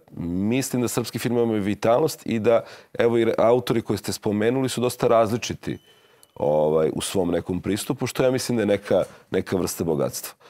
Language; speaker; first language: Serbian; native; Serbian